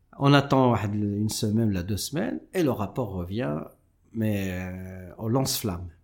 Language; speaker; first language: French; non-native, local second language; Arabic